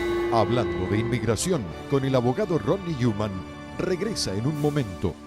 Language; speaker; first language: Spanish; native; Spanish